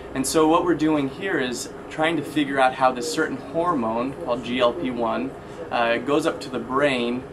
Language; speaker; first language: English; native; English